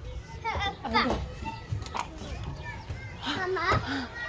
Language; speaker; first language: Swedish; early bilingual, other home language; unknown